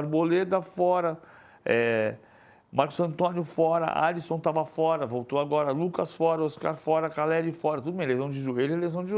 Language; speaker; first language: Portuguese; native; Portuguese